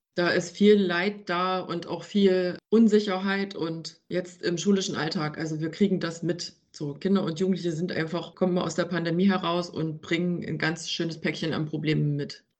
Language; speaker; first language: German; native; German